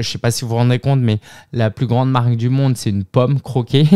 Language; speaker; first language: French; native; French